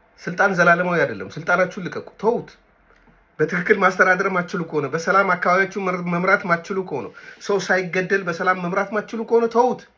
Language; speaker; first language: Amharic; native; Amharic